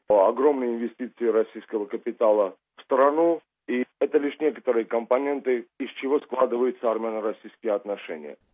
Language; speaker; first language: Russian; non-native, local second language; Armenian